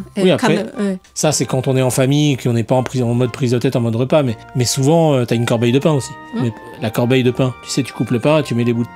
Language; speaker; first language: French; native; French